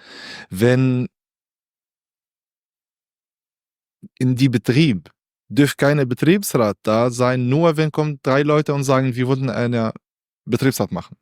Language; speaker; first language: German; non-native, learner; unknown